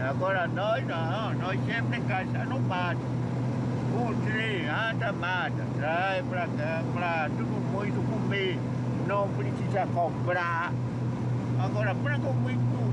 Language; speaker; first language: Portuguese; non-native, local second language; Kayapó